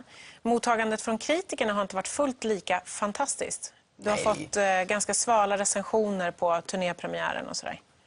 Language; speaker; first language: Swedish; native; Swedish